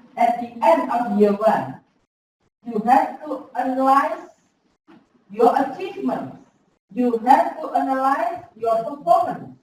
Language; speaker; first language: English; non-native, fluent; Indonesian